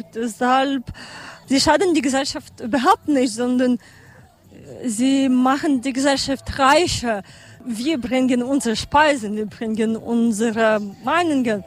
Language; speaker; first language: German; non-native, learner; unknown